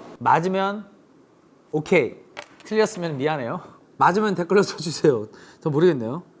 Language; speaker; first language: Korean; early bilingual, heritage; English